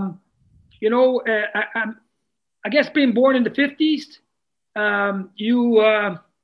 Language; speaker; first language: English; non-native, fluent; Italian